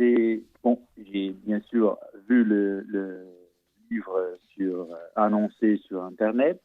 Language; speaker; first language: French; non-native, fluent; Portuguese